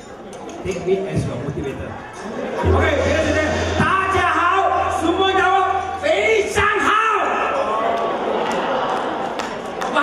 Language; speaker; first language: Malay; native; Malay